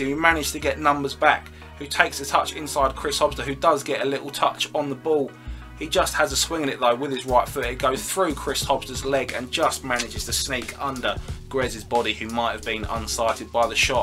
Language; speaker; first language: English; native; English